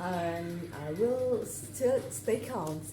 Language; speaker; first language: English; non-native, learner; Indonesian